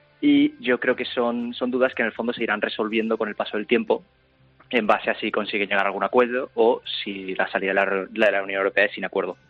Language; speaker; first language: Spanish; native; Spanish